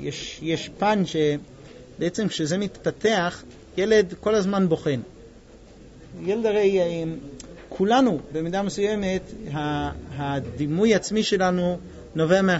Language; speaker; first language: Hebrew; native; Hebrew